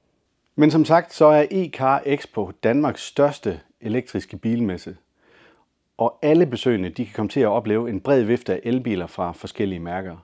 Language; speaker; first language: Danish; native; Danish